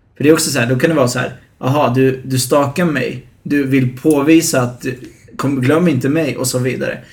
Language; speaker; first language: Swedish; early bilingual, other home language; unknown